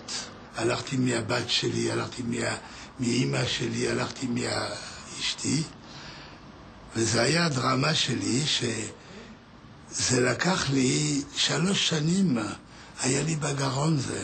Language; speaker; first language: Hebrew; non-native, learner; French